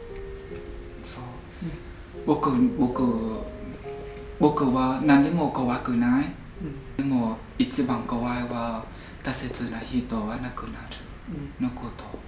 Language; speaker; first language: Japanese; non-native, learner; Vietnamese